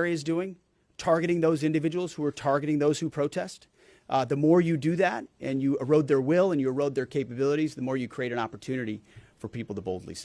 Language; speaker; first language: English; native; English